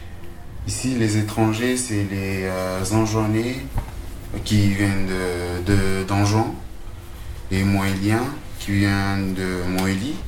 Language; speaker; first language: French; non-native, local second language; Comorian